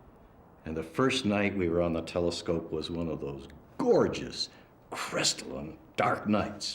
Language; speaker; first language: English; native; English